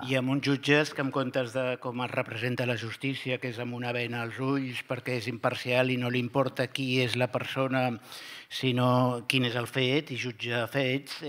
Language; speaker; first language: Catalan; native; Catalan